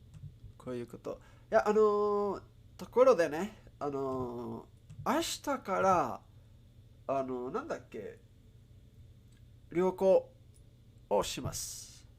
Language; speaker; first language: Japanese; non-native, learner; English